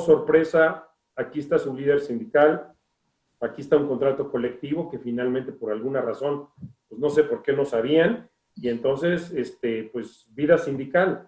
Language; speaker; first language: Spanish; native; Spanish